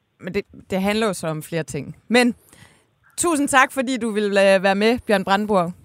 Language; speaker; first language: Danish; native; Danish